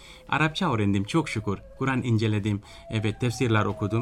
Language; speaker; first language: Turkish; non-native, fluent; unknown